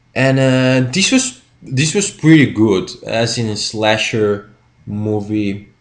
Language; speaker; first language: English; non-native, fluent; Spanish